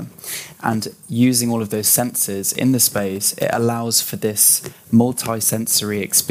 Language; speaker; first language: English; native; English